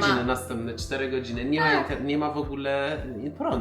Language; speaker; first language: Polish; non-native, fluent; Persian